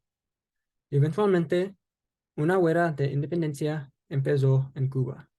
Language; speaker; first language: Spanish; non-native, learner; English